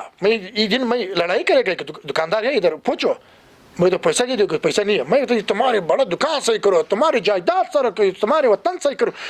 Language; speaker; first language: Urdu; non-native, learner; Pashto